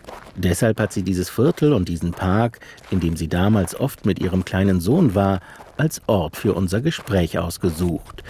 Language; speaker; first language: German; native; German